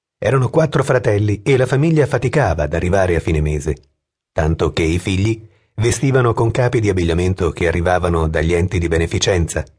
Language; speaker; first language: Italian; native; Italian